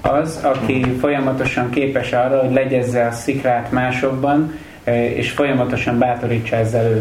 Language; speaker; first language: Hungarian; native; Hungarian